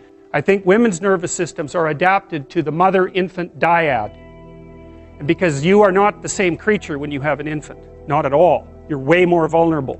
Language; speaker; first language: English; native; English